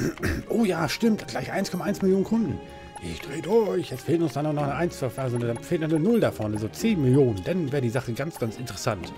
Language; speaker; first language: German; native; German